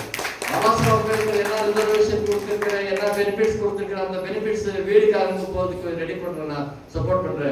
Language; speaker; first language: Tamil; non-native, learner; Kannada